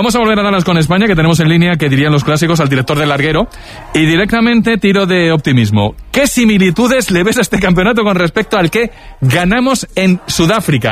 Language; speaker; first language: Spanish; native; Spanish